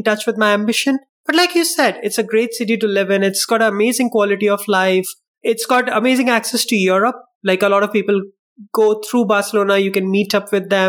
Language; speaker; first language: English; non-native, local second language; Hindi